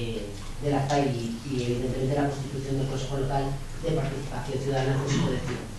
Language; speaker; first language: Spanish; native; Spanish